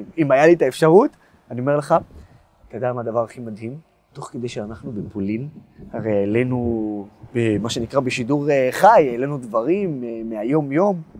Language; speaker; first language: Hebrew; non-native, local second language; Arabic